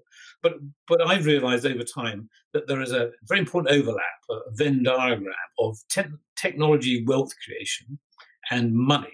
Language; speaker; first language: English; native; English